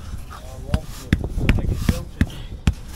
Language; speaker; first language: Dutch; native; Dutch